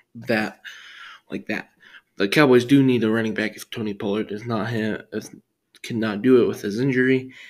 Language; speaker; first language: English; native; English